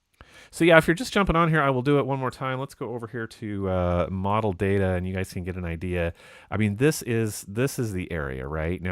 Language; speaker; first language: English; native; English